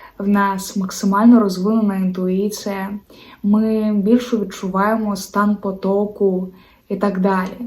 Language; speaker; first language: Ukrainian; non-native, local second language; Russian